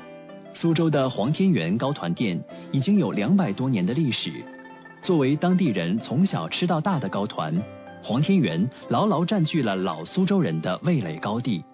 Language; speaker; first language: Chinese; native; Chinese